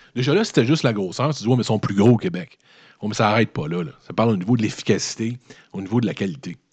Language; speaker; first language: French; native; French